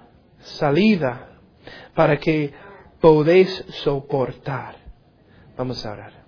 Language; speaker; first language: Spanish; non-native, learner; English